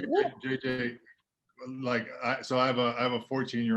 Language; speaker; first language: English; native; English